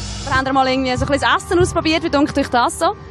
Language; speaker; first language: German; native; German